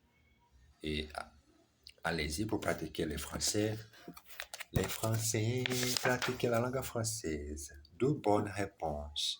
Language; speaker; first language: French; non-native, learner; German